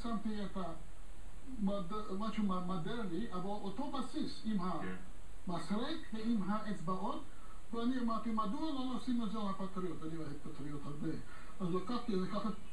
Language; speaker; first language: Hebrew; non-native, fluent; English